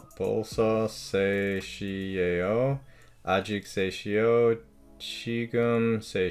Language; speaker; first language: Korean; non-native, learner; English